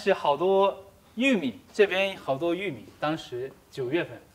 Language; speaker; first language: Chinese; non-native, fluent; Japanese